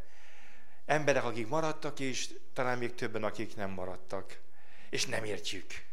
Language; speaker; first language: Hungarian; native; Hungarian